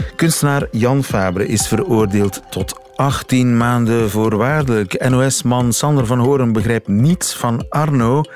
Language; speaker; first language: Dutch; native; Dutch